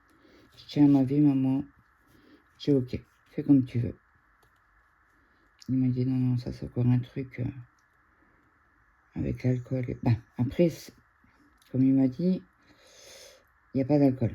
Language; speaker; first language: French; native; French